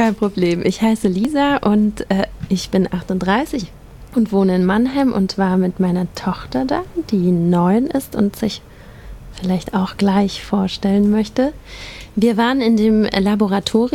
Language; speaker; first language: German; native; German